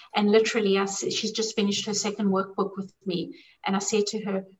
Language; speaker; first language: English; native; English